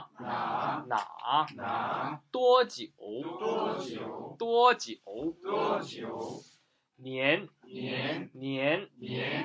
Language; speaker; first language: Chinese; non-native, fluent; Korean